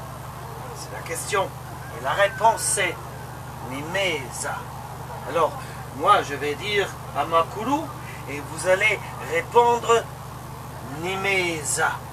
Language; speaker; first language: French; non-native, local second language; Luxembourgish